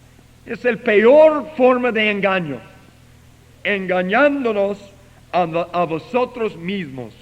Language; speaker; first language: Spanish; non-native, fluent; English